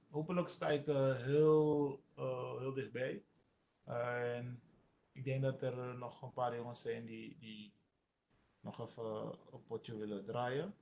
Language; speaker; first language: Dutch; non-native, local second language; Sranan Tongo